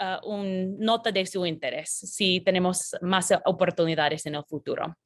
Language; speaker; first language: Spanish; non-native, fluent; English